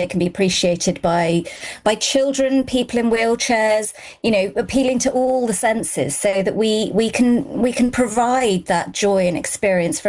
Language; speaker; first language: English; non-native, local second language; Gujarati